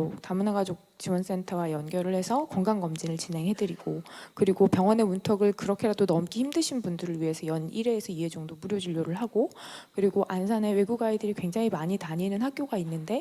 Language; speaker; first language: Korean; native; Korean